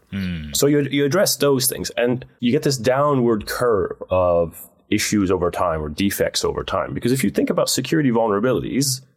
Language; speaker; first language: English; non-native, fluent; Dutch